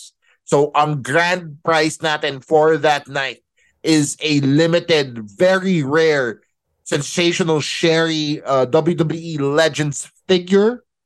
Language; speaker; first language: English; non-native, local second language; Filipino